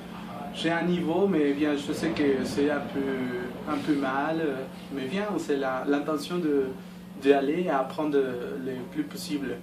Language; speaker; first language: French; non-native, learner; Spanish